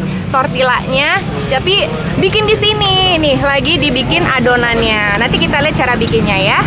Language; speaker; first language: Indonesian; native; Indonesian